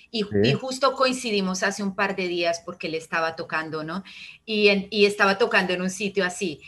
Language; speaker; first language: Spanish; early bilingual, heritage; Italian